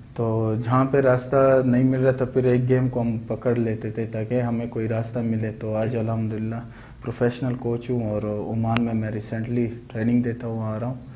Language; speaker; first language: Urdu; non-native, local second language; Pashto